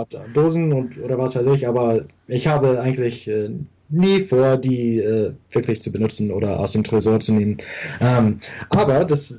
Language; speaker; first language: German; early bilingual, heritage; English